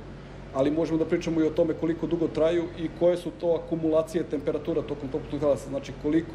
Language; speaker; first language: Serbian; native; Serbian